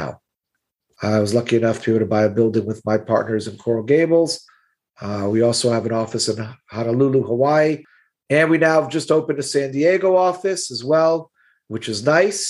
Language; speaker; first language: English; native; English